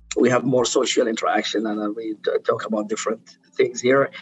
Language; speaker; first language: English; non-native, fluent; Arabic